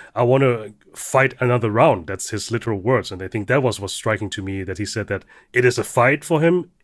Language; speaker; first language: English; early bilingual, heritage; German